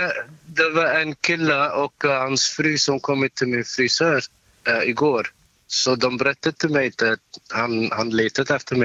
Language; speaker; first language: Swedish; non-native, fluent; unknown